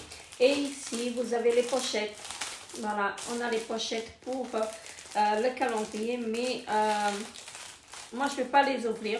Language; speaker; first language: French; native; French